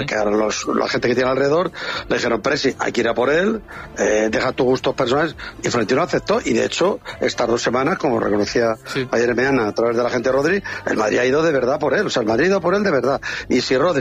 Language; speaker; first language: Spanish; native; Spanish